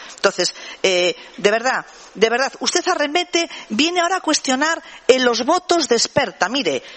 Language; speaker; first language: Spanish; non-native, local second language; Galician